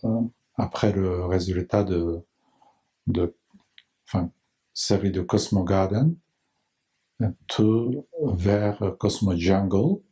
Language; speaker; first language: French; non-native, learner; Japanese